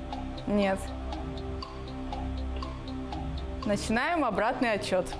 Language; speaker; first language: Russian; native; Russian